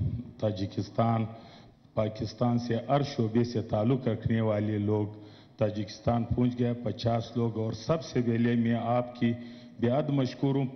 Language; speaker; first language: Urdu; non-native, local second language; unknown